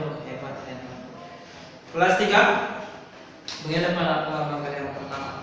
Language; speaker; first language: Indonesian; native; Indonesian